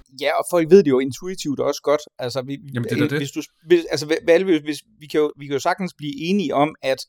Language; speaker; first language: Danish; native; Danish